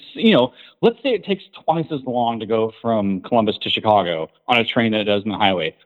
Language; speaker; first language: English; native; English